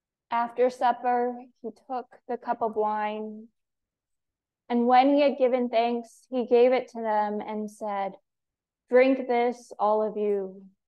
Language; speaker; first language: English; native; English